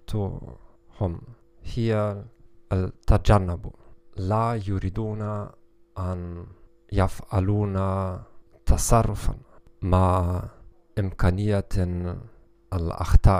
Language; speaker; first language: Arabic; non-native, learner; German